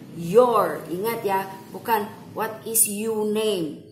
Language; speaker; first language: English; non-native, fluent; Indonesian